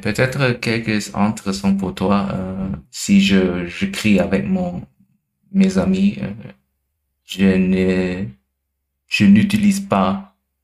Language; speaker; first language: French; non-native, learner; German